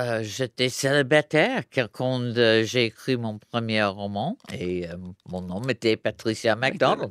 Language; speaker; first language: French; non-native, fluent; English